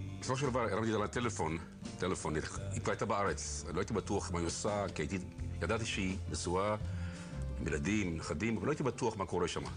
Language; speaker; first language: Hebrew; native; Hebrew